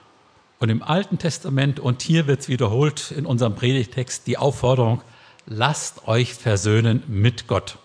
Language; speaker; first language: German; native; German